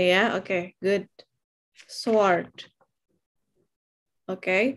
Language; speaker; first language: English; non-native, fluent; Indonesian